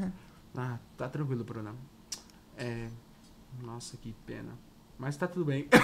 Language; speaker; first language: Portuguese; native; Portuguese